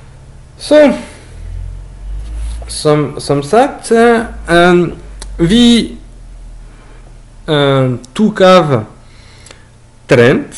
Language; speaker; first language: Norwegian; non-native, learner; French